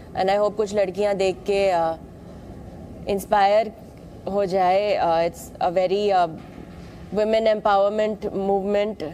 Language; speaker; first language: Hindi; non-native, local second language; Malayalam